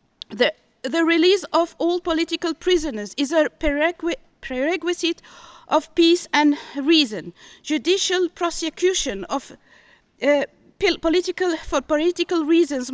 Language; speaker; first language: English; non-native, fluent; Kabyle